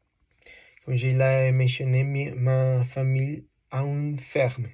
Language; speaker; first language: French; non-native, learner; Spanish